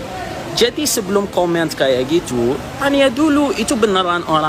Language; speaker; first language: Indonesian; non-native, fluent; Arabic